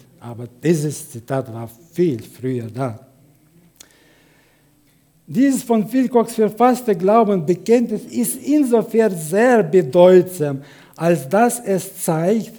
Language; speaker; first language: German; non-native, fluent; Russian